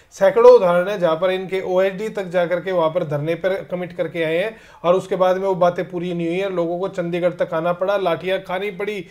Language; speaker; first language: Hindi; native; Hindi